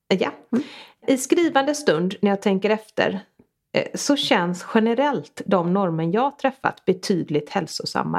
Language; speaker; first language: Swedish; native; Swedish